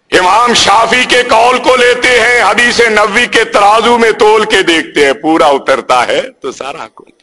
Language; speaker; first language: Urdu; native; Urdu